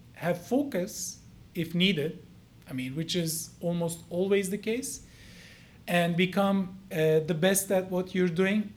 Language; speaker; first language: English; non-native, fluent; Turkish